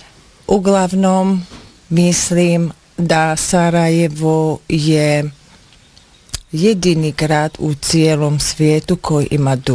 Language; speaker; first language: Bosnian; non-native, learner; Slovak